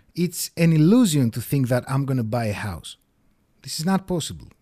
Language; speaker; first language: English; non-native, fluent; Greek